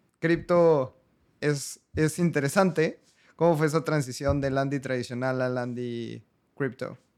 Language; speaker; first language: Spanish; native; Spanish